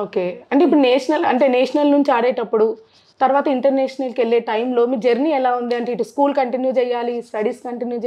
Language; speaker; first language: Telugu; native; Telugu